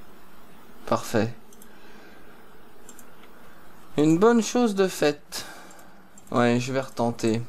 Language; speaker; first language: French; native; French